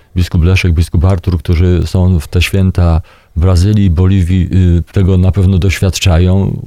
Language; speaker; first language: Polish; native; Polish